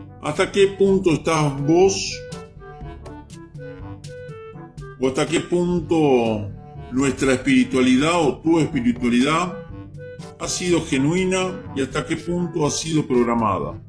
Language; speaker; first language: Spanish; native; Spanish